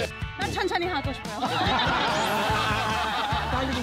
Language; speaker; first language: Korean; non-native, learner; English